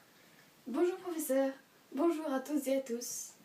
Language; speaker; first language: French; native; French